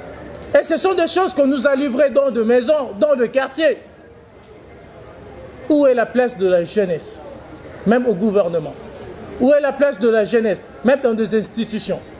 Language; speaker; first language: French; non-native, local second language; Lingala